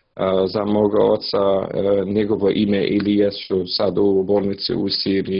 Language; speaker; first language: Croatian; non-native, learner; Arabic